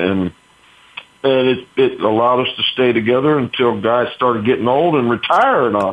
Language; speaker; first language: English; native; English